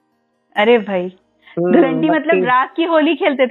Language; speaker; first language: Hindi; native; Hindi